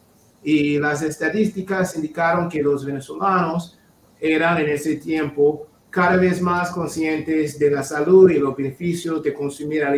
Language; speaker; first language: Spanish; non-native, fluent; English